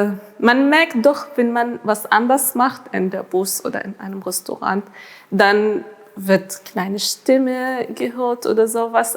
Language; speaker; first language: German; non-native, fluent; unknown